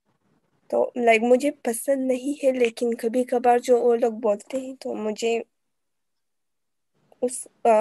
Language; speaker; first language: Hindi; early bilingual, heritage; Urdu